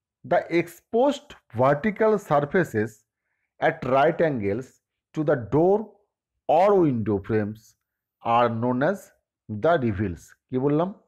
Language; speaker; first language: English; non-native, local second language; Bangla